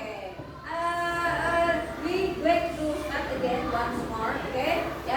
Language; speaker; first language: English; non-native, learner; Indonesian